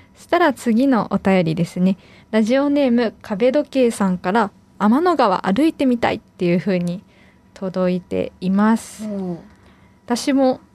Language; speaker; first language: Japanese; native; Japanese